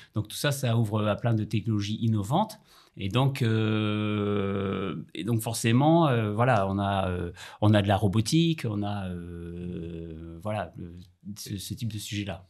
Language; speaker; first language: French; native; French